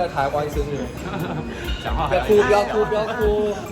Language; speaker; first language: Chinese; native; Chinese